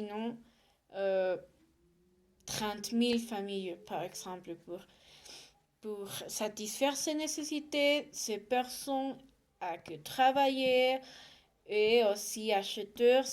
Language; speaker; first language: French; non-native, learner; Spanish